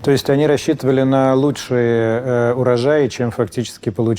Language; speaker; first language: Russian; native; Russian